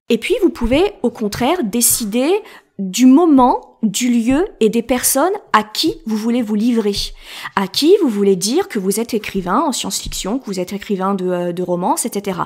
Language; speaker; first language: French; native; French